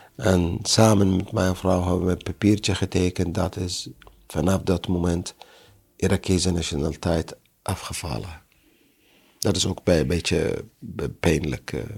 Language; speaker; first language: Dutch; non-native, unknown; Arabic